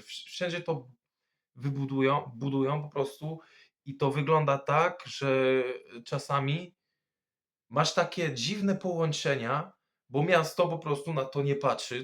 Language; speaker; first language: Polish; non-native, fluent; French